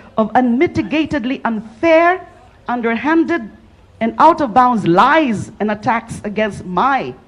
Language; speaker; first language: English; non-native, local second language; Filipino